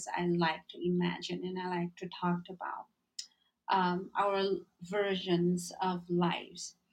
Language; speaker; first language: English; non-native, fluent; Chinese